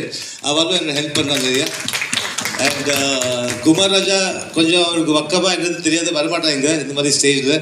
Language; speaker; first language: Tamil; non-native, learner; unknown